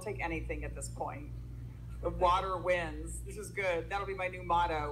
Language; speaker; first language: English; native; English